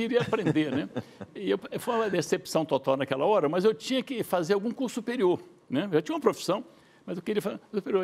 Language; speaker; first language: Portuguese; native; Portuguese